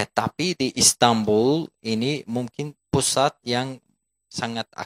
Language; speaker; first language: Indonesian; non-native, fluent; Turkish